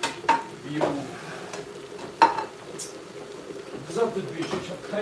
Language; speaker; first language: German; early bilingual, other home language; Kurdish